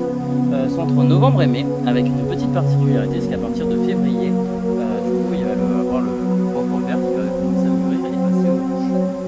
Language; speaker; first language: French; native; French